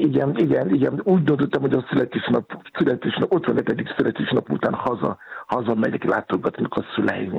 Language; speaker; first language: Hungarian; non-native, learner; Yoruba